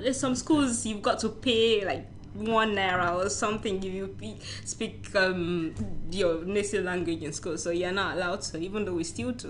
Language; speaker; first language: English; non-native, local second language; Yoruba